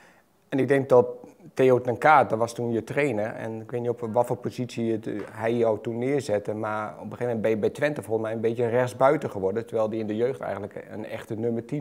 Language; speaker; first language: Dutch; native; Dutch